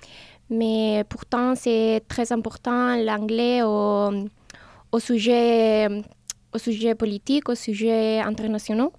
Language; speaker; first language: French; non-native, learner; Spanish